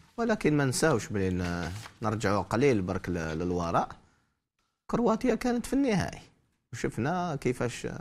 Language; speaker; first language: Arabic; native; Arabic